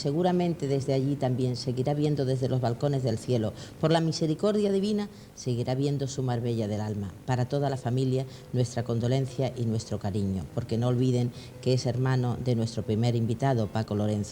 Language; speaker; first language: Spanish; native; Spanish